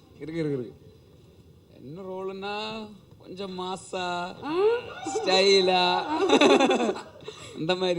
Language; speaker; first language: Tamil; non-native, learner; Malayalam